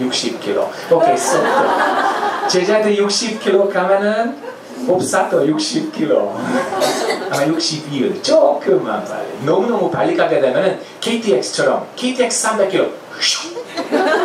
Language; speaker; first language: Korean; non-native, fluent; Hungarian